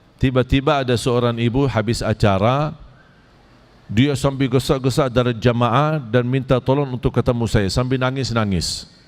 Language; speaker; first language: Malay; non-native, fluent; Arabic